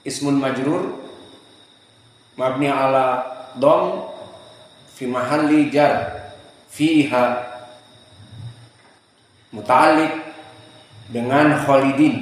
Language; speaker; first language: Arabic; non-native, fluent; Indonesian